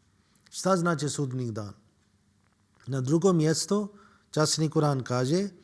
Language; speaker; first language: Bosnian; non-native, learner; Urdu